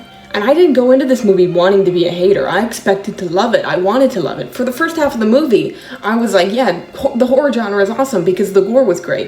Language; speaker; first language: English; native; English